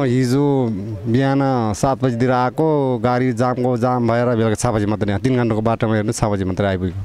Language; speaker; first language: Nepali; non-native, local second language; Eastern Tamang